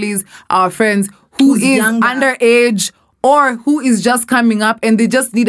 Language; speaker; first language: English; non-native, local second language; Swahili